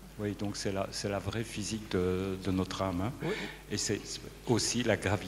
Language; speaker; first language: French; native; French